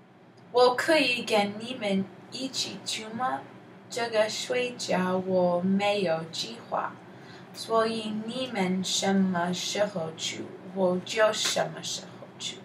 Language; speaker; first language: Chinese; non-native, learner; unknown